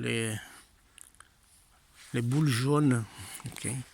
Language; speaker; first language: French; non-native, fluent; Italian